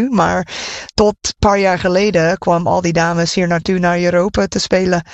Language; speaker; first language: Dutch; non-native, fluent; English